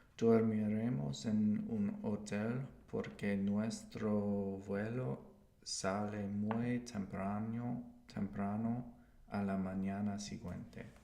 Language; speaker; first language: Spanish; non-native, learner; English